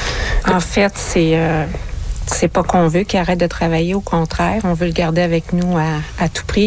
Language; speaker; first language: French; native; French